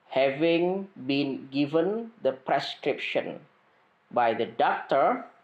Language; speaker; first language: English; non-native, fluent; Indonesian